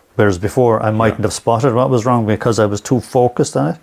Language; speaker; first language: English; native; English